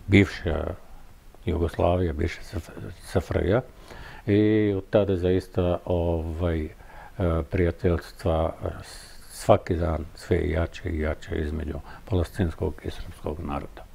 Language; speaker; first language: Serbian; non-native, fluent; Arabic